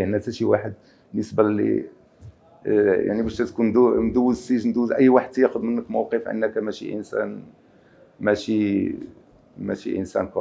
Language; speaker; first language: Arabic; native; Arabic